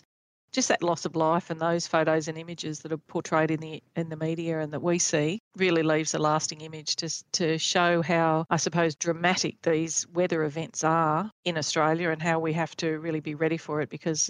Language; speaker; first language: English; native; English